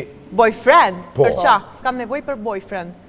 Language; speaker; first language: Albanian; early bilingual, heritage; Albanian